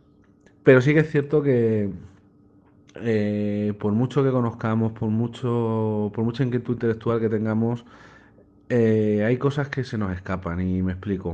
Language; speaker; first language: Spanish; native; Spanish